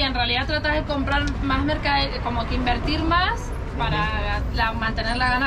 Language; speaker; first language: Spanish; native; Spanish